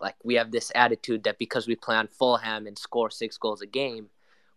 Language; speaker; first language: English; native; English